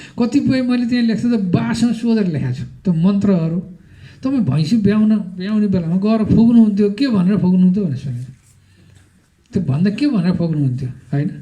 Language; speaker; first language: Nepali; native; Nepali